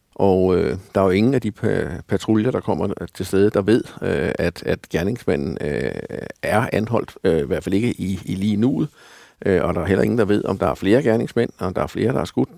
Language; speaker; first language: Danish; native; Danish